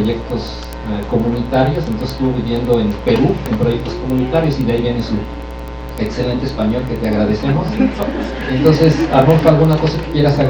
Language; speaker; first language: Spanish; native; Spanish